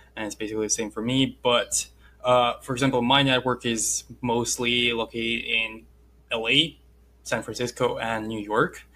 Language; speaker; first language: English; non-native, fluent; Russian